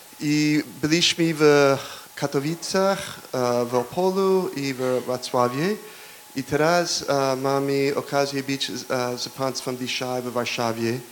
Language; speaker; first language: Polish; non-native, learner; English